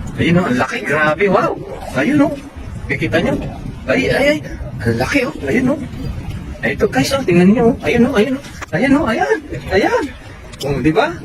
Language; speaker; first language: Filipino; non-native, local second language; Pampanga